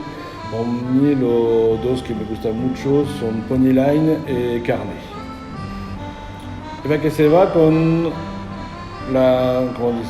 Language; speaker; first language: Spanish; non-native, learner; French